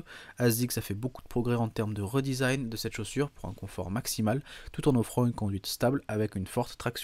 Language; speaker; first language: French; native; French